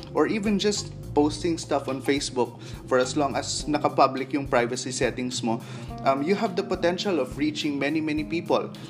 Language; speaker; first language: English; non-native, local second language; Cebuano